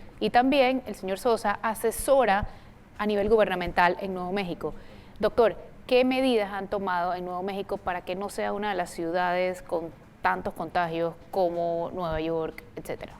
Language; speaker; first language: Spanish; native; Spanish